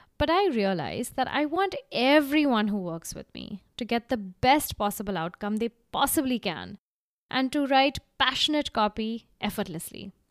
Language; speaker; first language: English; non-native, local second language; Gujarati